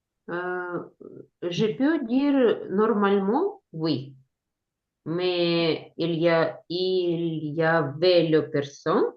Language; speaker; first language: French; non-native, learner; Ukrainian